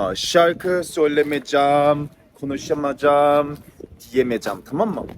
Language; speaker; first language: Turkish; non-native, learner; Korean